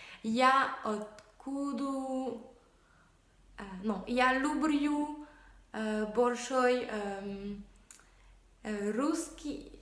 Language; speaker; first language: Russian; non-native, learner; French